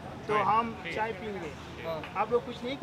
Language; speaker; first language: Hindi; non-native, learner; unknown